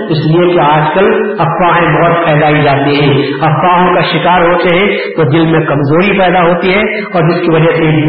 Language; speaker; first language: Urdu; native; Urdu